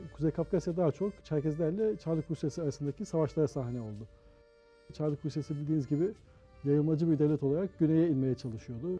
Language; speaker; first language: Turkish; native; Turkish